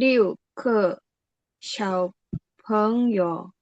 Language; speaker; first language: Chinese; non-native, learner; Indonesian